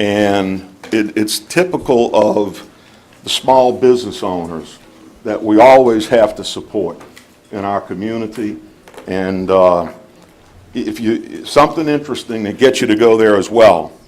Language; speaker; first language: English; native; English